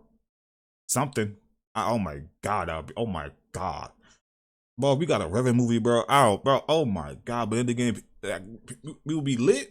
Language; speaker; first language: English; native; English